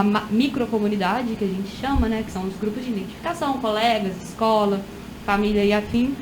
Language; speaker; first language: Portuguese; native; Portuguese